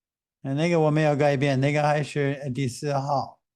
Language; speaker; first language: Chinese; non-native, fluent; English